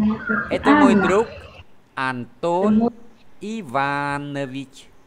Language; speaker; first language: Russian; non-native, fluent; Vietnamese